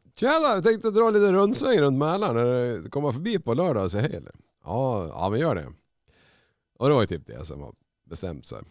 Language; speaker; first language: Swedish; native; Swedish